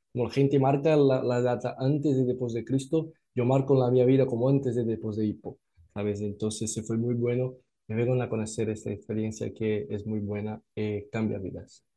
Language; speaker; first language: Spanish; non-native, fluent; Portuguese